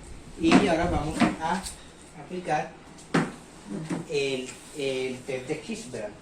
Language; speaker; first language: Spanish; native; Spanish